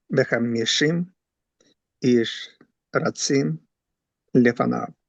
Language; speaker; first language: Hebrew; non-native, learner; English